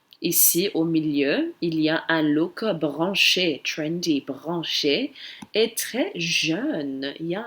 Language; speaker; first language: French; non-native, fluent; English